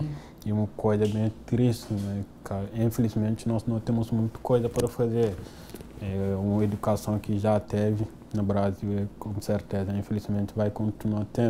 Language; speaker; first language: Portuguese; non-native, fluent; Wolof